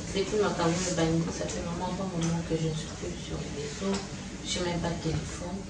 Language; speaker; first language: French; non-native, local second language; Lingala